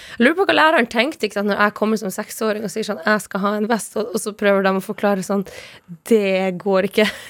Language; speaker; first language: Norwegian; non-native, local second language; Northern Sami